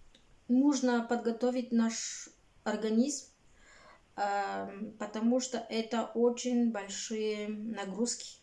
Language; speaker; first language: Russian; non-native, learner; Bulgarian